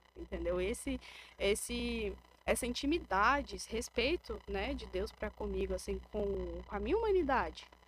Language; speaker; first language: Portuguese; native; Portuguese